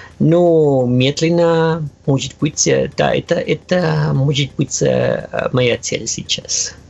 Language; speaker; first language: Russian; non-native, learner; Spanish